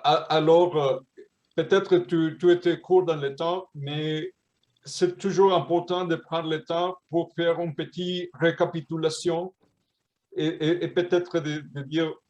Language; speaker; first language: French; non-native, fluent; Spanish